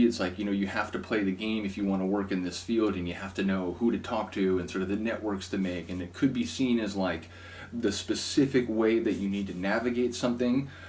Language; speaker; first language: English; native; English